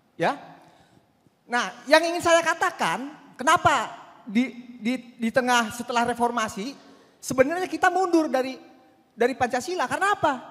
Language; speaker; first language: Indonesian; non-native, local second language; Sundanese